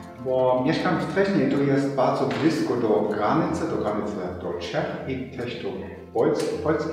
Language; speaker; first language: Polish; non-native, learner; German